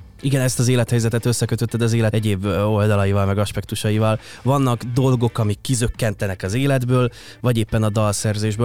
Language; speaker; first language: Hungarian; native; Hungarian